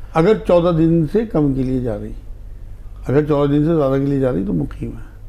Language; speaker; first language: Hindi; native; Hindi